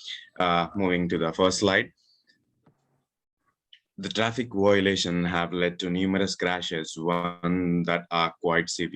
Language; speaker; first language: English; non-native, local second language; Urdu